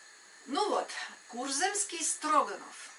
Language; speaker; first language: Russian; non-native, local second language; Latvian